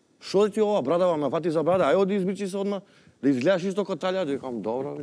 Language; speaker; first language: Macedonian; non-native, local second language; Albanian